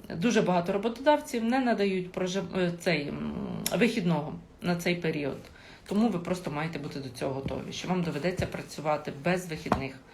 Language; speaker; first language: Ukrainian; non-native, local second language; Russian